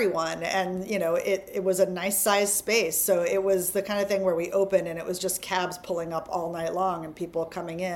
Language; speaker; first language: English; native; English